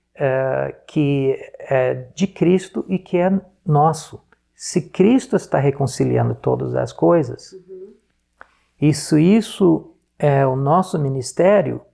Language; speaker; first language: Portuguese; non-native, fluent; English